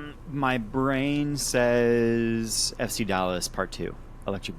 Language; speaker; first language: English; native; English